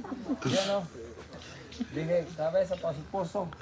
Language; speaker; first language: Spanish; native; Spanish